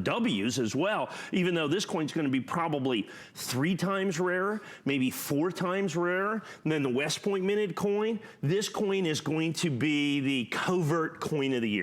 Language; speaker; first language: English; native; English